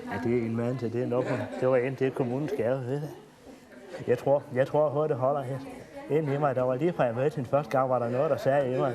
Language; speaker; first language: Danish; native; Danish